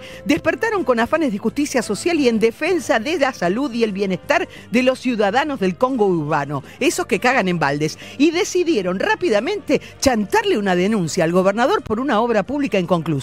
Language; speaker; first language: Spanish; native; Spanish